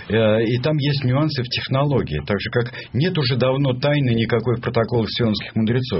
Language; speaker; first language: Russian; native; Russian